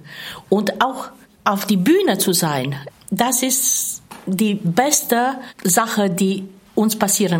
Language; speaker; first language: German; non-native, fluent; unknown